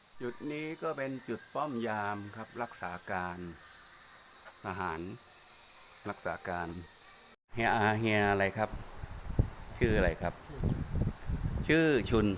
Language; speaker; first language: Thai; native; Thai